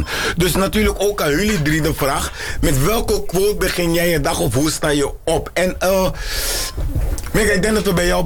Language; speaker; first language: Dutch; native; Dutch